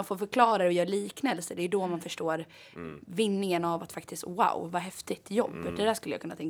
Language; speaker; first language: Swedish; native; Swedish